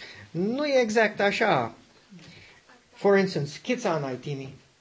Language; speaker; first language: Romanian; non-native, learner; English